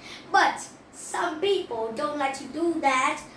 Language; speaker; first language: English; non-native, learner; Vietnamese